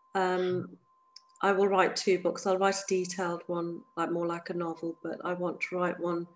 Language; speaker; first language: English; native; English